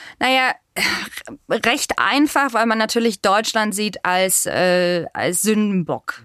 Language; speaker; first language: German; native; German